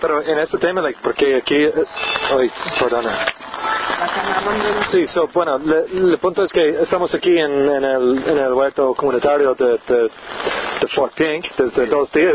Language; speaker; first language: Spanish; non-native, learner; English